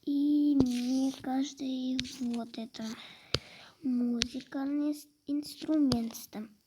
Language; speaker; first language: Russian; non-native, local second language; Kazakh